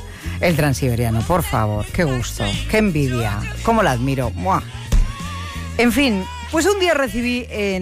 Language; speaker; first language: Spanish; native; Spanish